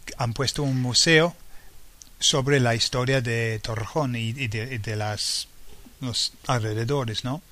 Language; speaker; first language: Spanish; non-native, fluent; English